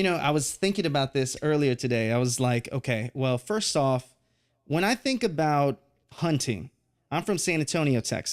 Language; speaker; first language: English; native; English